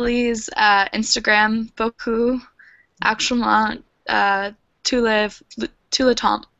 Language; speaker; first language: French; non-native, learner; English